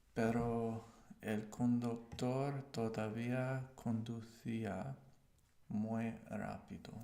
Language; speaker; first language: Spanish; non-native, learner; English